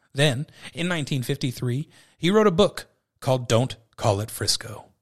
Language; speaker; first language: English; native; English